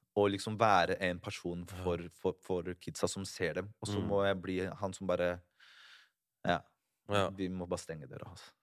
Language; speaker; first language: Norwegian; early bilingual, other home language; Spanish